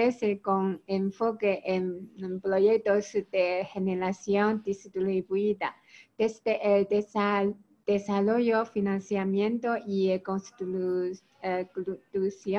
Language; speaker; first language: Spanish; non-native, learner; Chinese